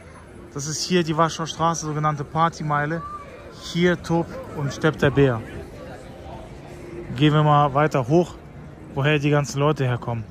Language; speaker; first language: German; native; German